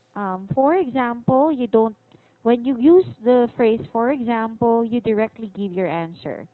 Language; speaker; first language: English; non-native, fluent; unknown